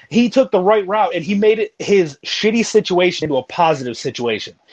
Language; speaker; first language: English; native; English